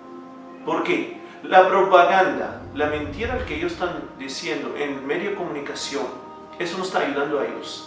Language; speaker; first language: Spanish; non-native, fluent; Arabic